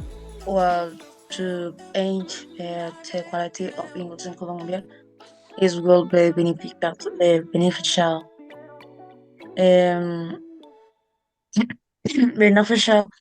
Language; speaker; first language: English; non-native, learner; Spanish